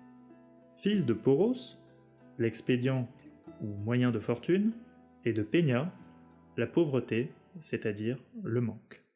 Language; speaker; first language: French; native; French